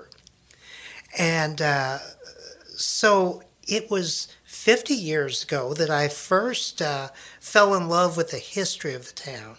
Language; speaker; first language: English; native; English